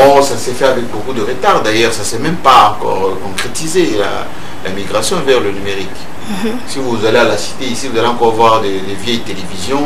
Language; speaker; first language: French; non-native, local second language; Luba-Lulua